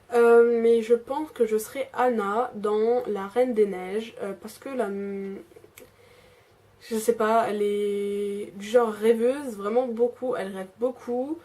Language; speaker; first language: French; native; French